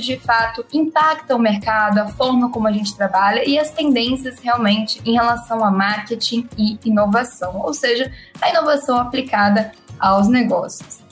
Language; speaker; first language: Portuguese; native; Portuguese